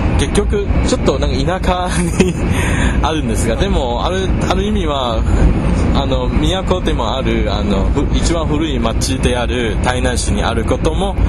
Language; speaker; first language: Japanese; non-native, fluent; Chinese